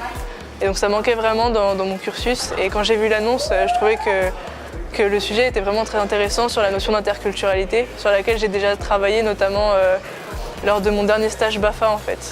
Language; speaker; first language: French; native; French